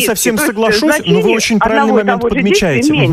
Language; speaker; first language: Russian; native; Russian